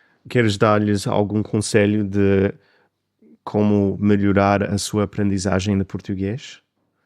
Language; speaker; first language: Portuguese; non-native, fluent; English